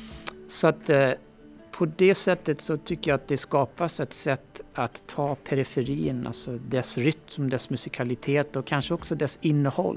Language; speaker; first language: Swedish; non-native, fluent; English